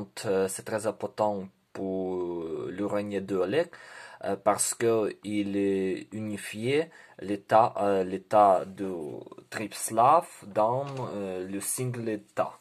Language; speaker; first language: French; non-native, learner; Ukrainian